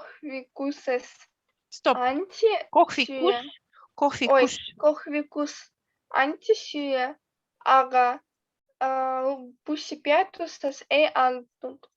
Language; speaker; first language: Estonian; non-native, learner; Russian